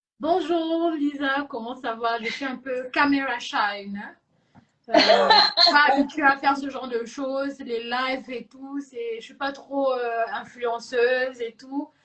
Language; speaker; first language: French; non-native, local second language; Lingala